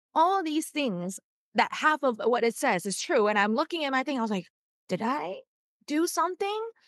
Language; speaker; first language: English; non-native, fluent; Chinese